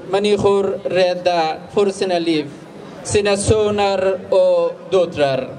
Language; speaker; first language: Swedish; non-native, fluent; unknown